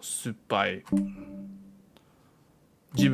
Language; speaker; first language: Japanese; non-native, learner; English